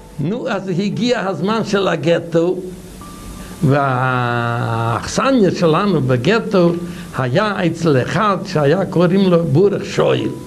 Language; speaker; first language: Hebrew; non-native, fluent; Yiddish